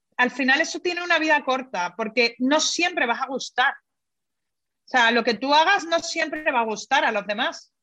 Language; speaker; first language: Spanish; native; Spanish